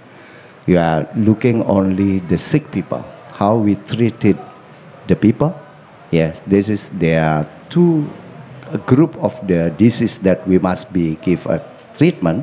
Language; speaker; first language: English; non-native, learner; Indonesian